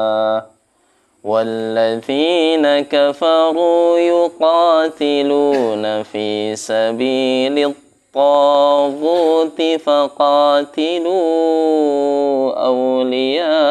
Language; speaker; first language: Arabic; non-native, fluent; Indonesian